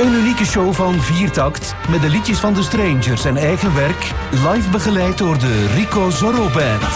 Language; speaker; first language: Dutch; native; Dutch